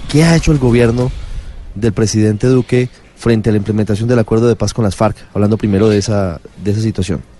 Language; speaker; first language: Spanish; native; Spanish